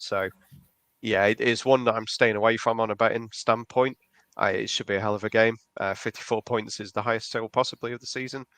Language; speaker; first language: English; native; English